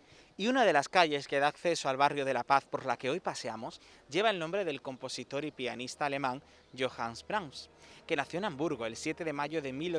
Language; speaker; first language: Spanish; native; Spanish